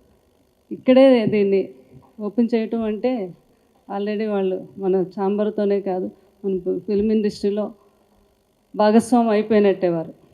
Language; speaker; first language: Telugu; native; Telugu